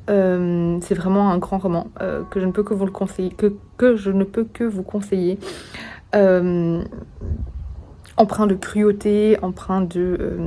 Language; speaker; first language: French; native; French